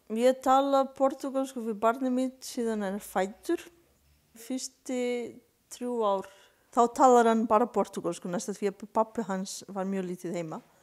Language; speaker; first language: Icelandic; non-native, fluent; Portuguese